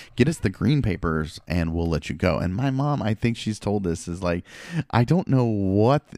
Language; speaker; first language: English; early bilingual, other home language; Spanish